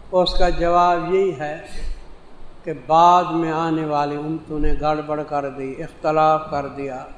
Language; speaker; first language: Urdu; non-native, local second language; Saraiki